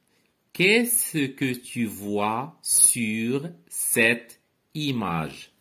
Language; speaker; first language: French; non-native, local second language; Arabic